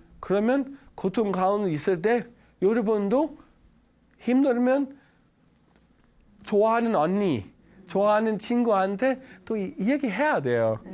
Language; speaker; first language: Korean; non-native, learner; Danish